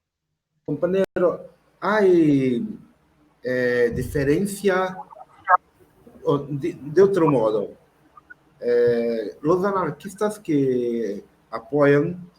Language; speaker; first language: Spanish; non-native, learner; Portuguese